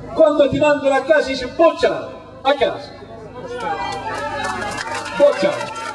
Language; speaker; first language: Italian; native; Italian